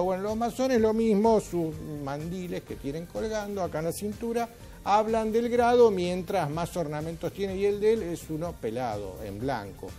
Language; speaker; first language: Spanish; native; Spanish